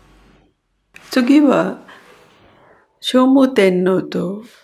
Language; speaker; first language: Japanese; non-native, fluent; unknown